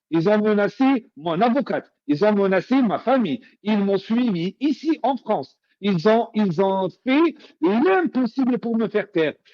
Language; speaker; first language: French; non-native, local second language; Arabic